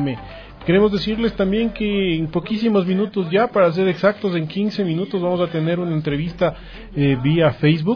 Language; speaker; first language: Spanish; native; Spanish